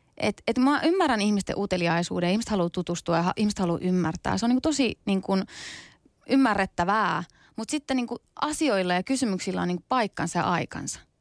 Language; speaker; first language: Finnish; early bilingual, other home language; Kurdish